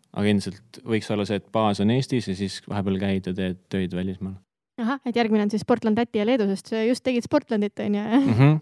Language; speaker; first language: Estonian; native; Estonian